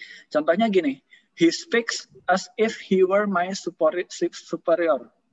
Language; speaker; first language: English; non-native, fluent; Indonesian